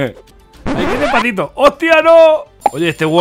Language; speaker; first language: Spanish; native; Spanish